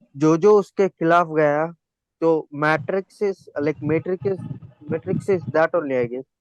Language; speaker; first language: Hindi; non-native, local second language; Kannada